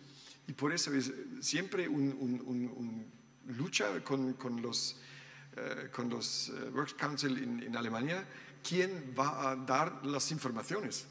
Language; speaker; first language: Spanish; non-native, learner; German